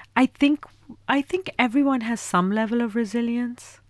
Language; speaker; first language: English; non-native, local second language; Urdu